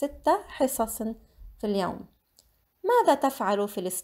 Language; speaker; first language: Arabic; non-native, fluent; English